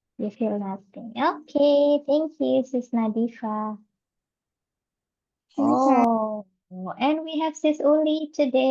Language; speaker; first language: English; non-native, fluent; Indonesian